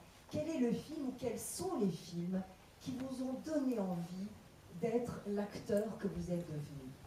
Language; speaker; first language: French; native; French